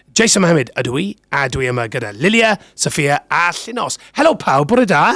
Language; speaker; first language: Welsh; non-native, local second language; English